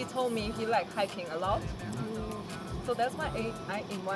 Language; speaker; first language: English; non-native, fluent; Chinese